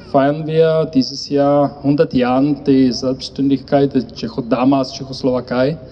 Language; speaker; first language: German; non-native, learner; Czech